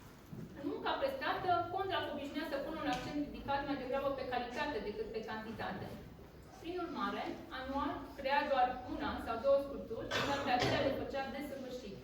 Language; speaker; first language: Romanian; native; Romanian